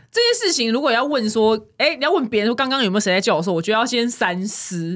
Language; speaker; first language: Chinese; native; Chinese